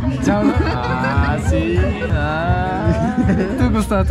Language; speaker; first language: Spanish; non-native, learner; Korean